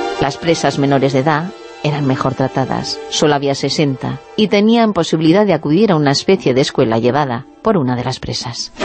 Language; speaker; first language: Spanish; native; Spanish